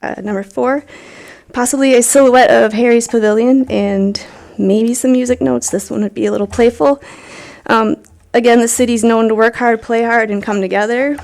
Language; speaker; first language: English; native; English